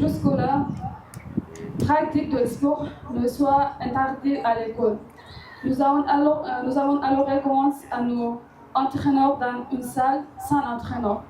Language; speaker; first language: French; non-native, learner; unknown